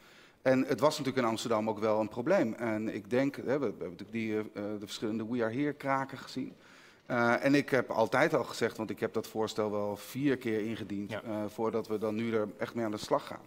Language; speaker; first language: Dutch; native; Dutch